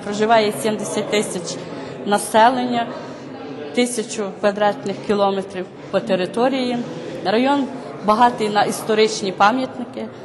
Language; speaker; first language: Ukrainian; native; Ukrainian